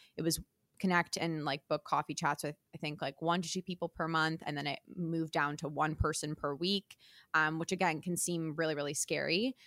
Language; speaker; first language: English; native; English